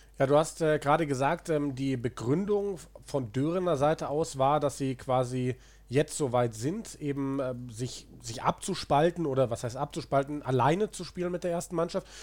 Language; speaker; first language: German; native; German